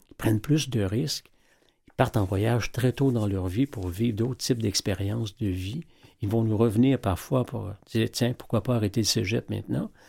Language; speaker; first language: French; native; French